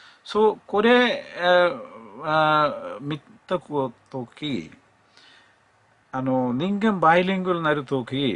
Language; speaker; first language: Japanese; non-native, learner; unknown